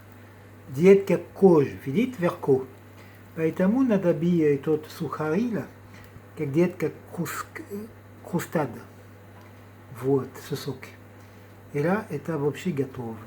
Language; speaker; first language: Russian; non-native, learner; French